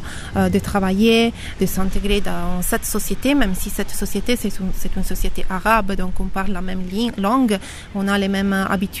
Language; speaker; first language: French; non-native, local second language; Arabic